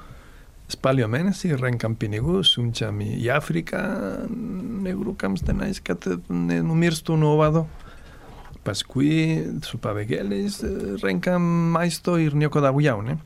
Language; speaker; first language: Lithuanian; non-native, fluent; Catalan